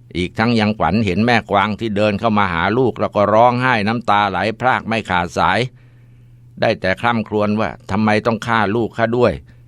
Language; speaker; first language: Thai; native; Thai